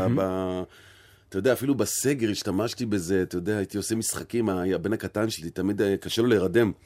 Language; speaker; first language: Hebrew; native; Hebrew